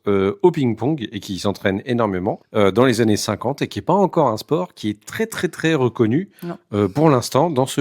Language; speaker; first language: French; native; French